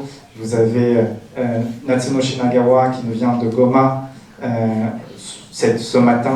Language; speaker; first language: French; native; French